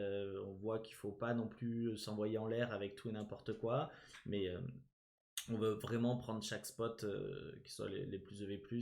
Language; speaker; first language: French; native; French